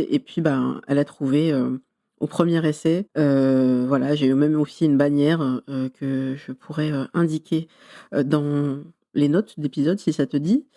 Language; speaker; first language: French; native; French